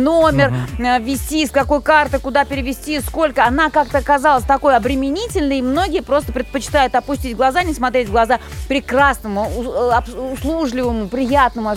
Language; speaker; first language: Russian; native; Russian